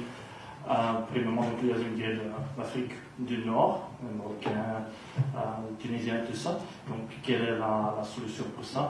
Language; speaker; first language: French; non-native, local second language; Dutch